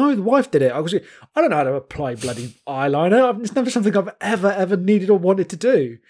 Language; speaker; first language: English; native; English